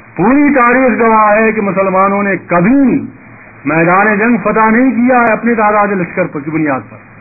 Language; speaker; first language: Urdu; native; Urdu